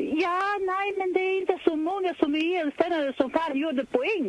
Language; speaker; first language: Swedish; non-native, fluent; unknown